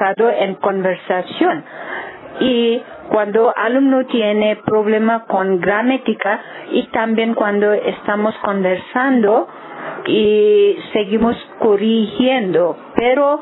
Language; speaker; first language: Spanish; non-native, learner; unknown